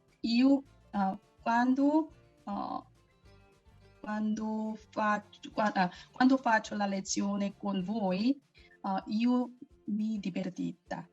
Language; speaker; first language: Italian; non-native, learner; Korean